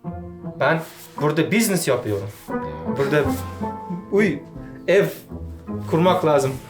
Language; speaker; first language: Turkish; non-native, learner; Uzbek